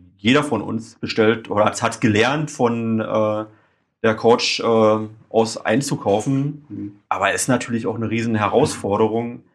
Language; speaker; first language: German; native; German